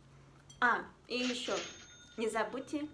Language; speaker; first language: Russian; early bilingual, heritage; Russian